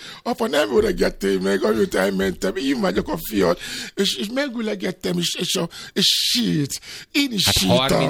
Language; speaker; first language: Hungarian; non-native, fluent; Yoruba